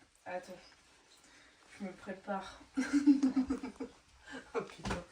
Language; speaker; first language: French; native; French